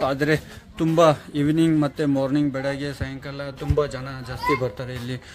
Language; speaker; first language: Kannada; non-native, local second language; Ladakhi